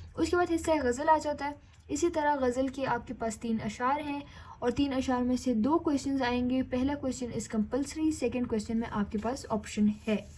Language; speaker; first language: Urdu; native; Urdu